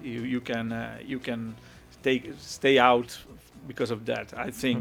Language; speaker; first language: English; non-native, fluent; Italian